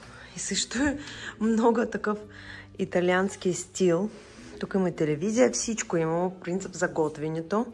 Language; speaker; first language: Bulgarian; non-native, fluent; Russian